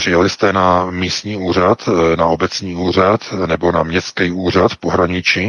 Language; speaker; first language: Czech; native; Czech